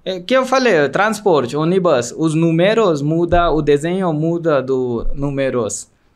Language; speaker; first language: Portuguese; non-native, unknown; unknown